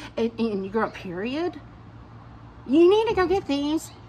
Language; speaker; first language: English; native; English